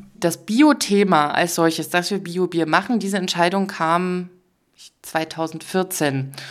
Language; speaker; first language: German; native; German